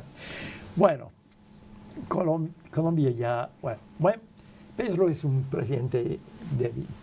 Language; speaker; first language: Spanish; non-native, fluent; English